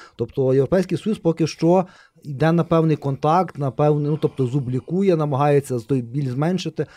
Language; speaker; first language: Ukrainian; native; Ukrainian